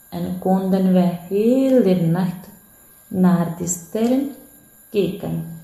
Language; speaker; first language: Dutch; non-native, learner; Hindi